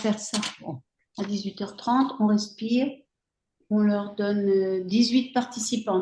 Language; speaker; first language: French; native; French